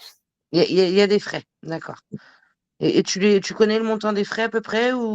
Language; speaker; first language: French; native; French